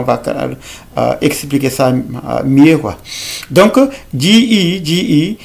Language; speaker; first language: French; non-native, local second language; Fula